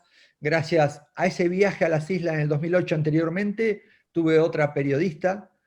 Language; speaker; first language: Spanish; native; Spanish